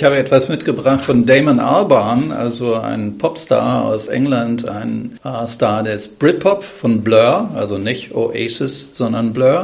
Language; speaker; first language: German; native; German